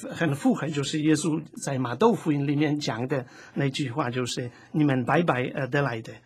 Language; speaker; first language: Chinese; non-native, fluent; Polish